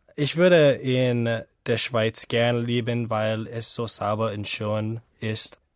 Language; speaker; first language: German; non-native, learner; English